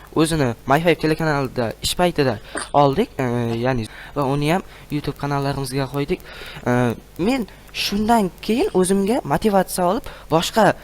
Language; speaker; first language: Uzbek; non-native, local second language; Kara-Kalpak